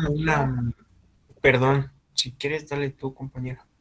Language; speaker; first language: Spanish; native; Spanish